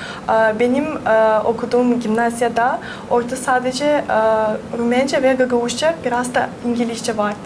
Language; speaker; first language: Turkish; non-native, fluent; Russian